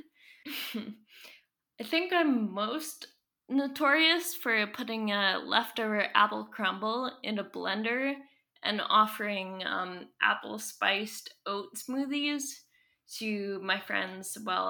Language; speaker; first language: English; native; English